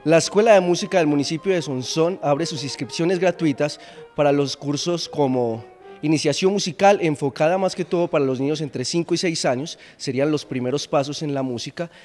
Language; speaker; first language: Spanish; native; Spanish